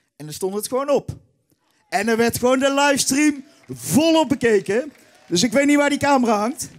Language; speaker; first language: Dutch; native; Dutch